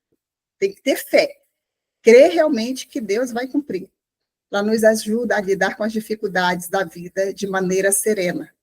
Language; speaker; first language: Portuguese; native; Portuguese